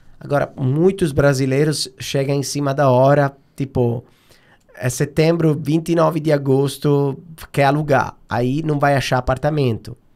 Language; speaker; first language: Portuguese; non-native, fluent; Italian